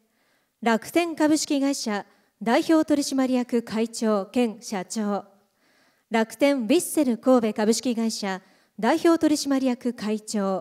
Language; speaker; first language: Japanese; native; Japanese